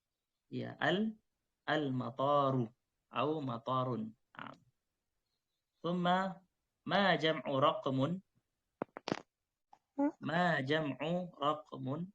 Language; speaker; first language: Arabic; non-native, fluent; Indonesian